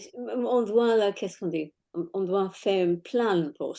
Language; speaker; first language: French; non-native, fluent; English